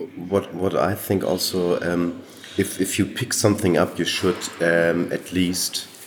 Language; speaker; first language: English; non-native, fluent; German